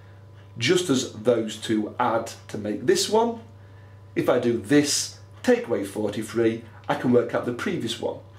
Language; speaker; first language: English; native; English